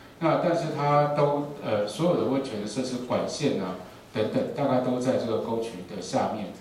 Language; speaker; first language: Chinese; native; Chinese